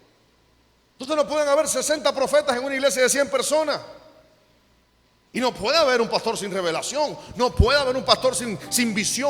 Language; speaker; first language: Spanish; native; Spanish